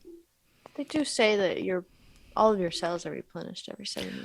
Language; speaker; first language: English; native; English